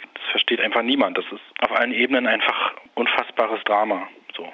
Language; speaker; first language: German; native; German